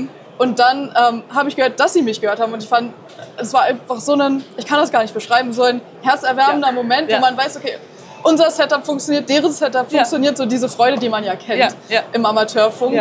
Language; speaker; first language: German; native; German